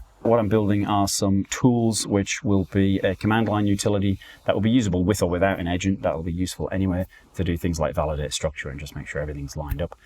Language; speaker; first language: English; native; English